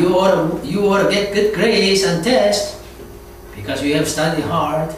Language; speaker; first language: English; non-native, fluent; Korean